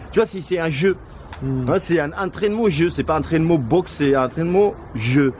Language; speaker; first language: French; non-native, fluent; Georgian